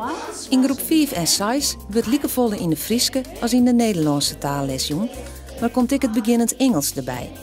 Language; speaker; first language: Dutch; non-native, local second language; Western Frisian